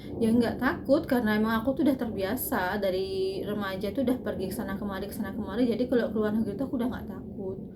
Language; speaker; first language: Indonesian; native; Indonesian